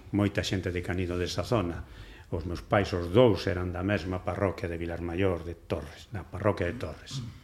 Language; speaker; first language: Galician; non-native, local second language; Spanish